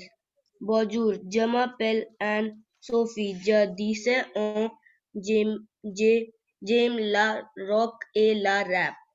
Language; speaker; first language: French; non-native, learner; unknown